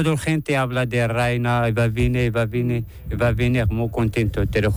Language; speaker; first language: Spanish; non-native, learner; Arabic